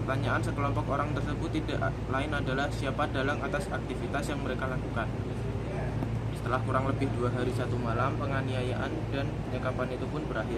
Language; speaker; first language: Indonesian; native; Indonesian